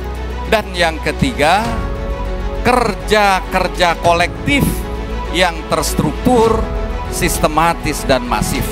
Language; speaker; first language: Indonesian; native; Indonesian